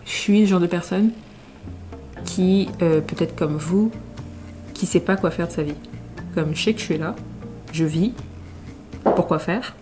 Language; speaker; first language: French; native; French